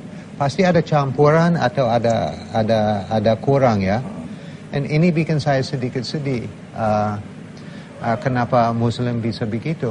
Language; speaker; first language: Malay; non-native, fluent; English